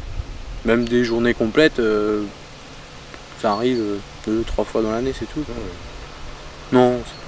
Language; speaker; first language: French; native; French